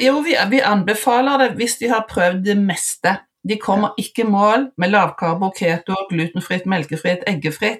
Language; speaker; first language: Norwegian; native; Norwegian